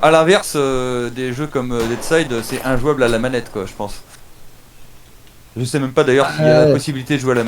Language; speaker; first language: French; native; French